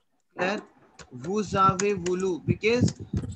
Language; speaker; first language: French; non-native, learner; Hindi